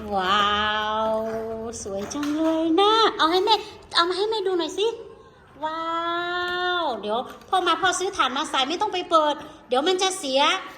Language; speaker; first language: Thai; non-native, local second language; Hmong